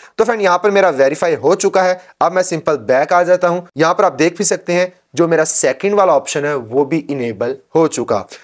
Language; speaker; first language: Urdu; non-native, local second language; Punjabi